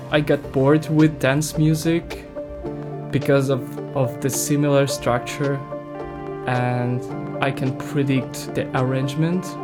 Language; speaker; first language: English; non-native, fluent; Ukrainian